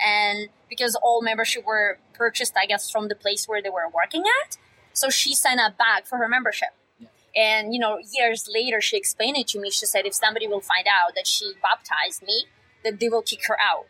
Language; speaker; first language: English; non-native, fluent; Russian